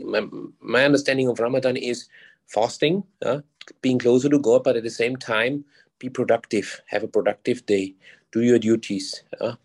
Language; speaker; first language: English; non-native, fluent; German